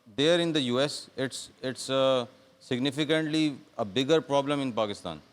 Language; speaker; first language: English; non-native, local second language; Urdu